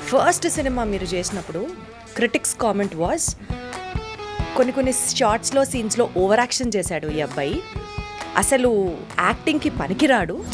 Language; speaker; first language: Telugu; native; Telugu